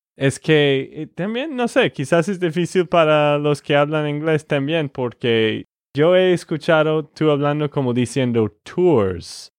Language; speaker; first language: Spanish; non-native, fluent; English